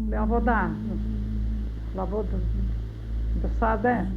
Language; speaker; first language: Hebrew; non-native, learner; Hungarian